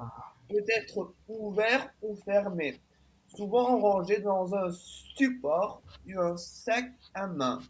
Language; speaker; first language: French; non-native, fluent; Italian